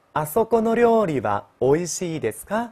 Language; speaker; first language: Japanese; non-native, fluent; Chinese